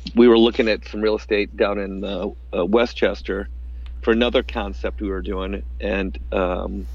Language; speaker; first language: English; native; English